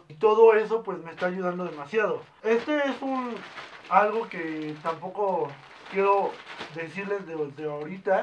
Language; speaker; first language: Spanish; native; Spanish